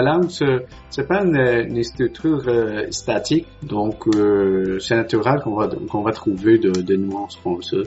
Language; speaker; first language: French; non-native, learner; Portuguese